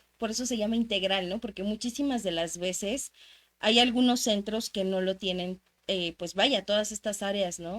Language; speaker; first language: Spanish; native; Spanish